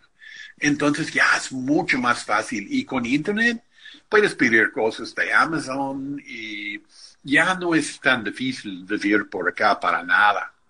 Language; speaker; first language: Spanish; non-native, fluent; English